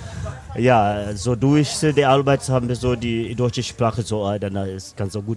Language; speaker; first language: German; non-native, learner; Swahili